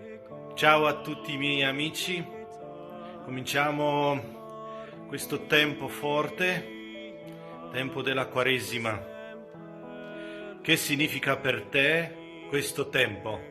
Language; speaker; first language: Italian; non-native, fluent; Romanian